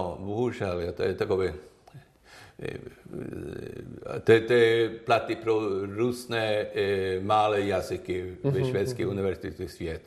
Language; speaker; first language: Czech; non-native, learner; Swedish